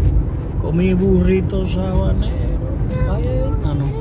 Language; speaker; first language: Spanish; native; Spanish